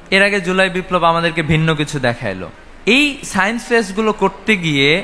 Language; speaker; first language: Bangla; native; Bangla